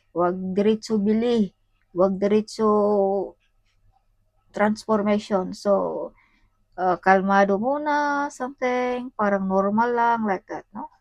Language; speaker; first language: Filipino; non-native, local second language; Cebuano